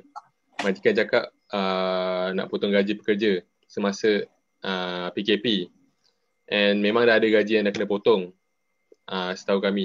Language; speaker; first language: Malay; native; Malay